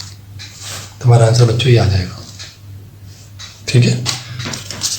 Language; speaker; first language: Hindi; native; Hindi